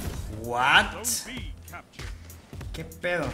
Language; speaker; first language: Spanish; native; Spanish